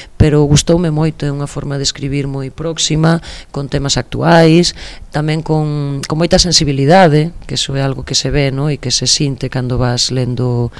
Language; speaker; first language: Galician; non-native, local second language; Spanish